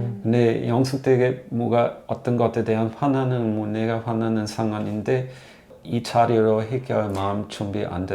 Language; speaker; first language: Korean; non-native, learner; German